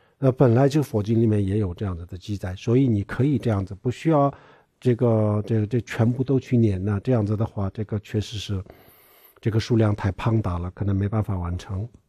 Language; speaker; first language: Chinese; non-native, local second language; Tibetan